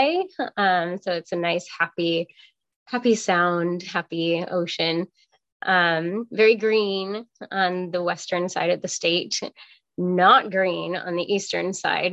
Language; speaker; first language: English; native; English